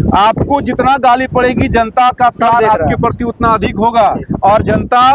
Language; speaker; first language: Hindi; native; Hindi